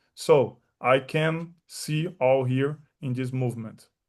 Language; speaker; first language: English; non-native, learner; Portuguese